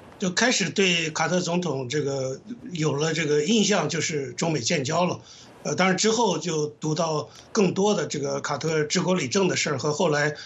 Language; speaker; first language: Chinese; native; Chinese